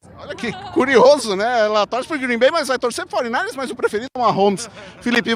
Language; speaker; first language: Portuguese; native; Portuguese